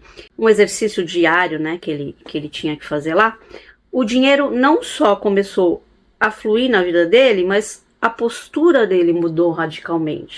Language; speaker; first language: Portuguese; native; Portuguese